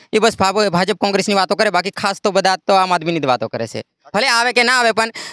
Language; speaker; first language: Gujarati; non-native, local second language; Rathawi